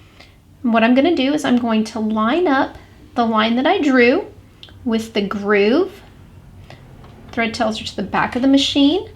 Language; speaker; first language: English; native; English